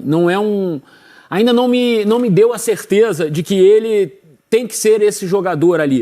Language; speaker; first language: Portuguese; native; Portuguese